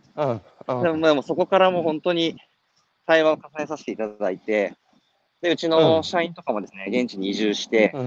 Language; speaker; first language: Japanese; native; Japanese